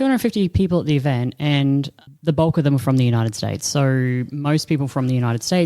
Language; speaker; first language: English; native; English